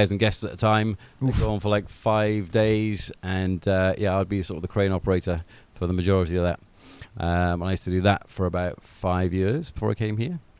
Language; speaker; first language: English; native; English